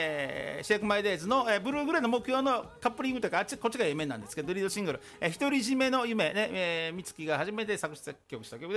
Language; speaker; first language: Japanese; native; Japanese